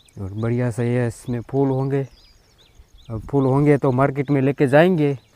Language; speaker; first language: Hindi; non-native, local second language; Gujarati